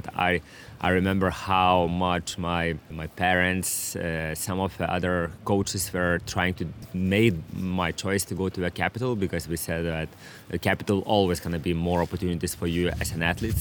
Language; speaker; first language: English; non-native, fluent; Lithuanian